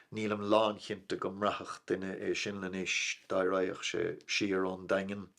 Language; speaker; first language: Irish; non-native, local second language; English